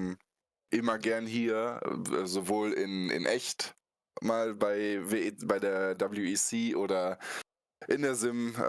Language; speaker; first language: German; native; German